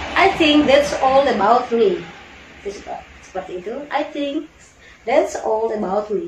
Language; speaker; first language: English; non-native, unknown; Indonesian